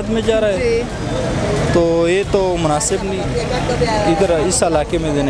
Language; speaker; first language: Hindi; non-native, local second language; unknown